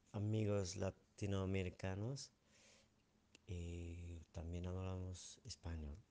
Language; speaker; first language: Spanish; non-native, fluent; Dutch